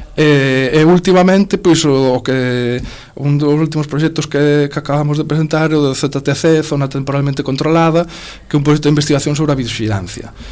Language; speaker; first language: Galician; non-native, local second language; Spanish